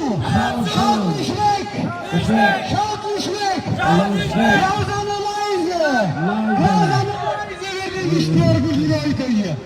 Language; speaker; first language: German; non-native, fluent; Amharic